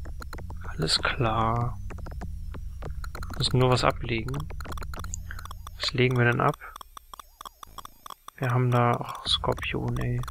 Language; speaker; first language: German; native; German